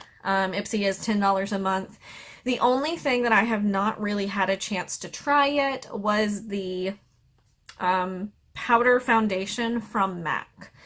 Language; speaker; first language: English; native; English